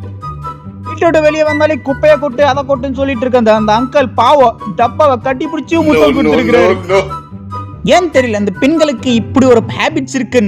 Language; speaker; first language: Tamil; native; Tamil